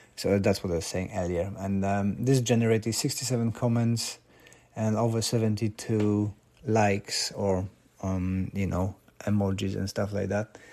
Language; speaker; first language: English; non-native, fluent; Polish